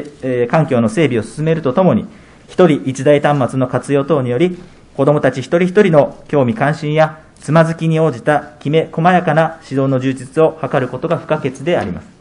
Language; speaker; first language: Japanese; native; Japanese